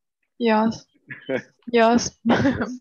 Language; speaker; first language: English; non-native, learner; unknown